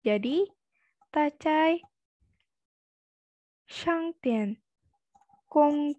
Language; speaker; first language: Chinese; non-native, fluent; Indonesian